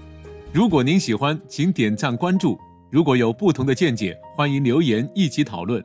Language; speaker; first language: Chinese; native; Chinese